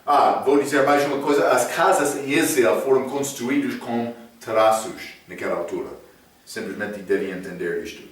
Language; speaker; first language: Portuguese; non-native, fluent; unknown